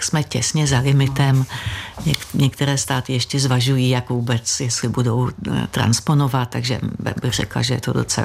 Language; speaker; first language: Czech; native; Czech